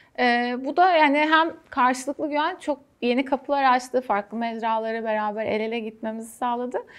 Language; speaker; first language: Turkish; native; Turkish